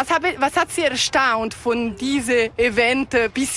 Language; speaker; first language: German; non-native, local second language; Italian